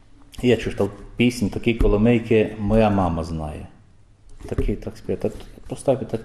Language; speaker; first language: Ukrainian; early bilingual, heritage; Ukrainian